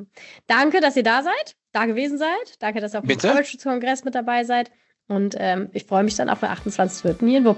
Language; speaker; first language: German; native; German